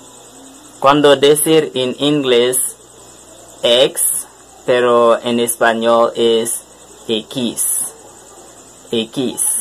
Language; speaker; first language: Spanish; non-native, learner; French